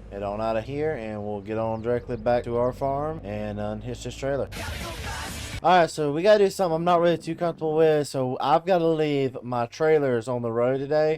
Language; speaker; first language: English; native; English